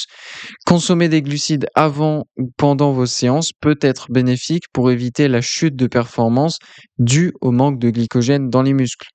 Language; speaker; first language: French; native; French